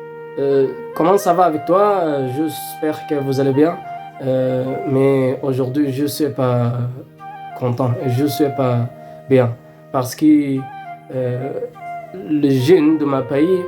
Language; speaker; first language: French; non-native, learner; Arabic